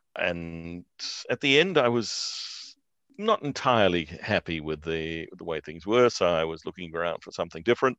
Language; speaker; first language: English; native; English